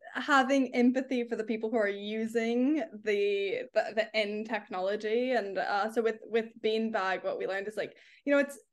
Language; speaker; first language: English; native; English